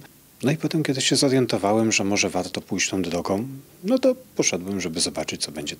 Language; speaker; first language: Polish; native; Polish